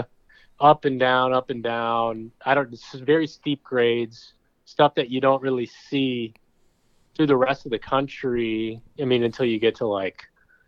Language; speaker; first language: English; native; English